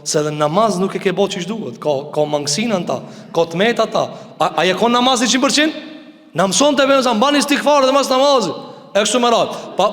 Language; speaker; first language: Albanian; native; Albanian